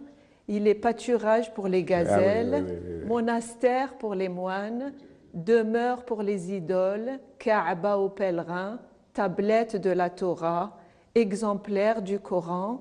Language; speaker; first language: French; non-native, local second language; Arabic